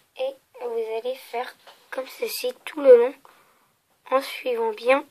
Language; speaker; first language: French; native; French